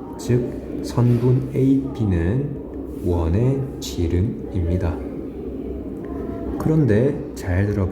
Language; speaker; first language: Korean; native; Korean